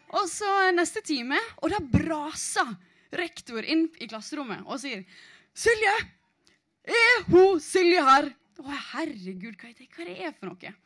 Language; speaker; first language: Norwegian; native; Norwegian